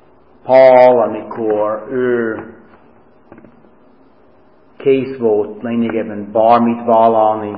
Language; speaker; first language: Hungarian; non-native, fluent; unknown